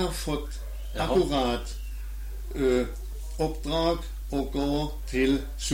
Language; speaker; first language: Danish; non-native, learner; German